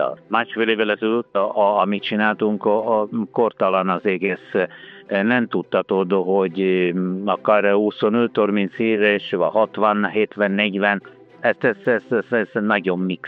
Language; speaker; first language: Hungarian; non-native, learner; Italian